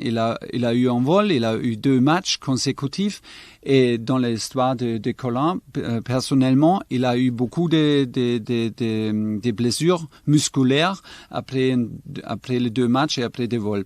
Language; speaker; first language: French; non-native, fluent; German